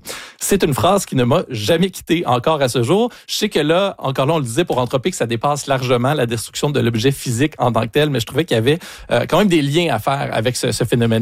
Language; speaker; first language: French; native; French